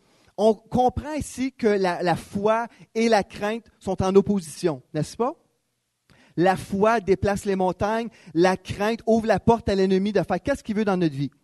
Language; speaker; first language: French; native; French